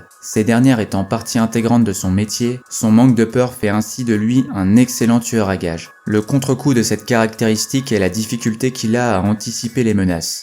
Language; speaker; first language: French; native; French